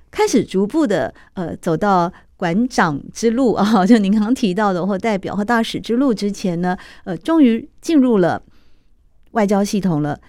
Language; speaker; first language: Chinese; native; Chinese